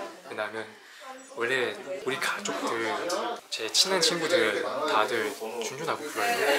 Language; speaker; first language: Korean; non-native, fluent; Chinese